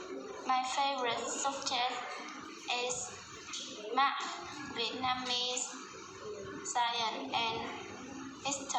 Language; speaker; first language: English; non-native, learner; Vietnamese